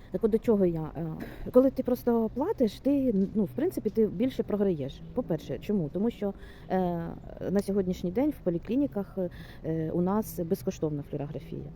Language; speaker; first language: Ukrainian; non-native, local second language; Russian